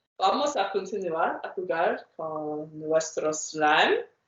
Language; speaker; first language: Spanish; non-native, fluent; English